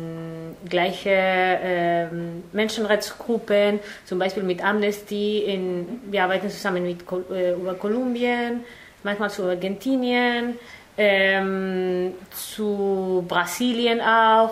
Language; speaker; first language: German; non-native, fluent; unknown